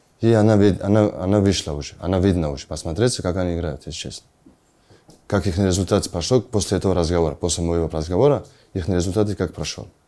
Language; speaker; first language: Russian; non-native, learner; Georgian